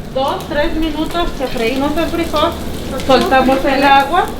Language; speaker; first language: Spanish; native; Spanish